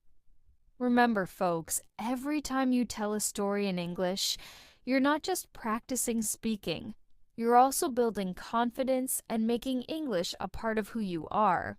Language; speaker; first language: English; non-native, fluent; Spanish